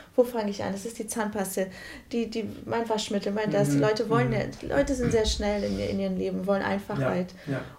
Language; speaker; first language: German; non-native, fluent; Portuguese